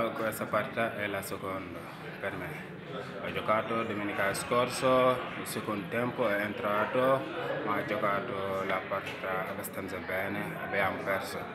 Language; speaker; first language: Italian; non-native, learner; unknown